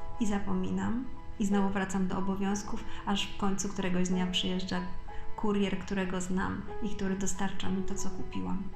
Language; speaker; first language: Polish; native; Polish